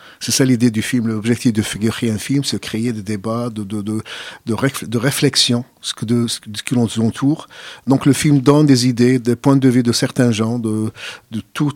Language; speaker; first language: French; non-native, fluent; Arabic